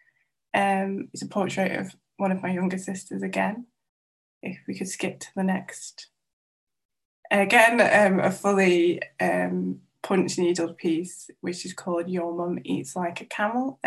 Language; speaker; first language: English; non-native, local second language; Welsh